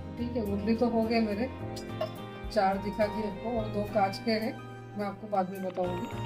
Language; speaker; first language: Hindi; non-native, local second language; Marathi